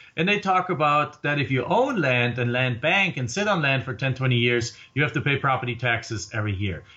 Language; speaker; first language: English; non-native, fluent; German